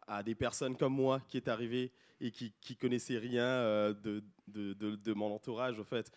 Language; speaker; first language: French; non-native, local second language; Lingala